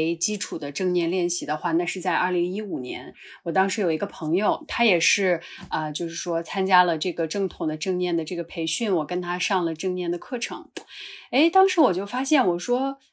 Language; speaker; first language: Chinese; native; Chinese